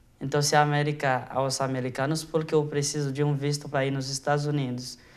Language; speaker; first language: Portuguese; non-native, fluent; Haitian Creole